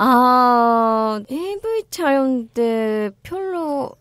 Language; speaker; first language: Korean; non-native, learner; Japanese